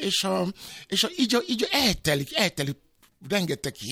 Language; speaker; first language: Hungarian; non-native, fluent; Yoruba